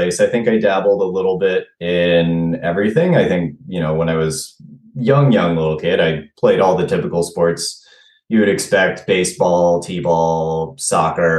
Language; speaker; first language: English; native; English